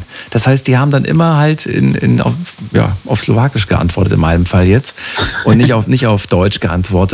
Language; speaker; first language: German; native; German